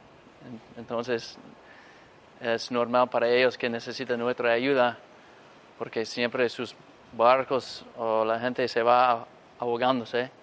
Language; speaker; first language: Spanish; non-native, fluent; English